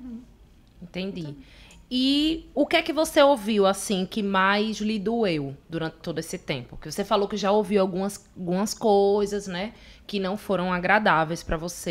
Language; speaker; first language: Portuguese; native; Portuguese